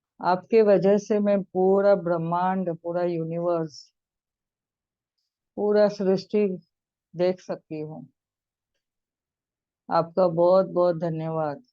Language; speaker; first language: Hindi; native; Hindi